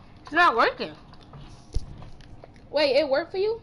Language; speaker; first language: English; native; English